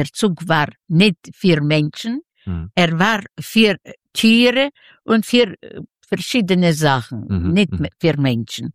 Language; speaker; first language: German; non-native, learner; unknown